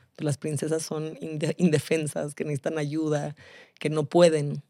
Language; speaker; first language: Spanish; early bilingual, heritage; Spanish